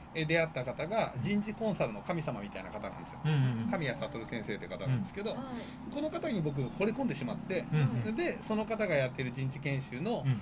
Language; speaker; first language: Japanese; native; Japanese